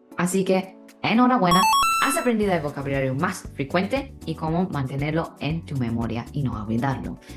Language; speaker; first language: Spanish; non-native, fluent; Chinese